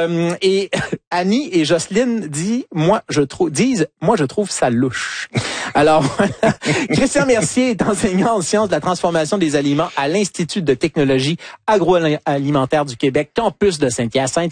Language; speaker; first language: French; native; French